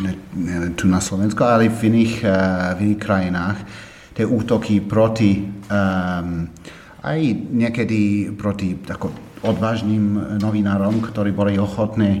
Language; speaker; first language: Slovak; non-native, fluent; English